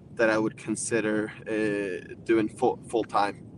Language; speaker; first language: English; non-native, fluent; Swedish